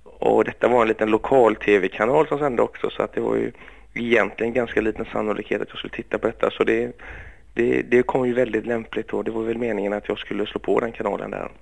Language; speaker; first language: Swedish; early bilingual, other home language; Greek